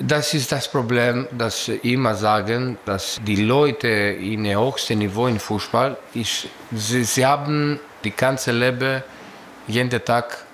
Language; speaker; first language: German; non-native, learner; Greek